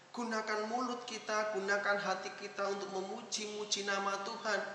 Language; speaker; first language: Indonesian; native; Indonesian